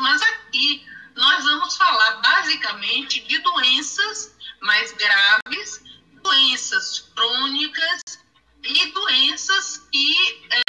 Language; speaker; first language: Portuguese; native; Portuguese